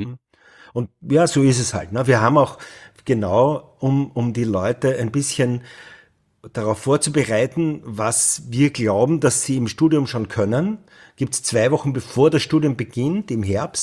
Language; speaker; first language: German; native; German